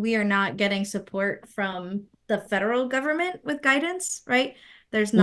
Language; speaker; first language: English; native; English